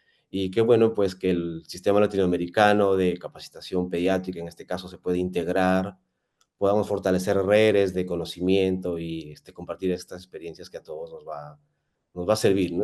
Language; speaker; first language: Spanish; native; Spanish